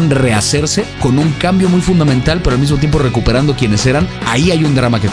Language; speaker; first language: Spanish; native; Spanish